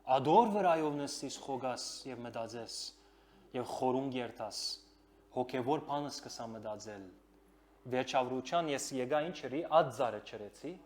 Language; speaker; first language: Armenian; early bilingual, heritage; Armenian